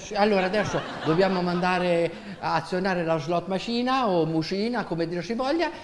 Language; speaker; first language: Italian; native; Italian